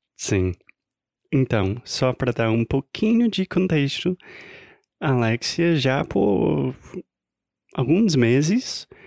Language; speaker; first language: Portuguese; non-native, fluent; English